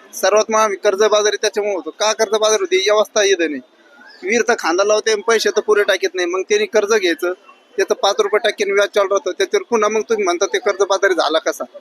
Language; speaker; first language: Marathi; native; Marathi